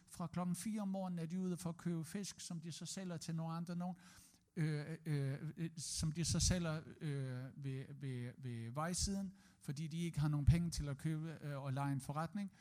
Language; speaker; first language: Danish; native; Danish